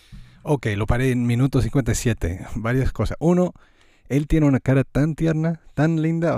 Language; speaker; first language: Spanish; non-native, fluent; English